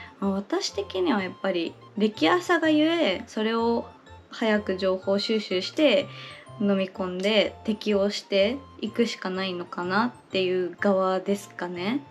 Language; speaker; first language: Japanese; native; Japanese